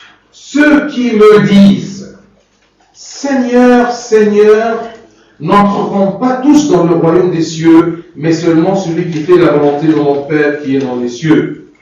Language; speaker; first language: French; non-native, fluent; Arabic